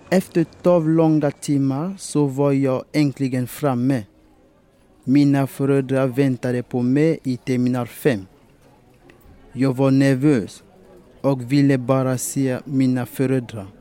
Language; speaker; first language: Swedish; non-native, fluent; French